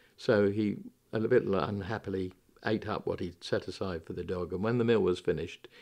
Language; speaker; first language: English; native; English